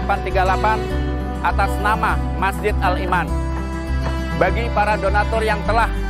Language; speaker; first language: Indonesian; native; Indonesian